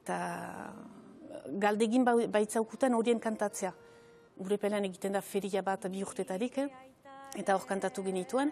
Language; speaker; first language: Basque; native; Basque